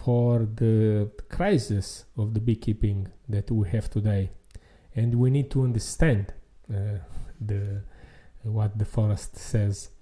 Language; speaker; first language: English; non-native, fluent; Italian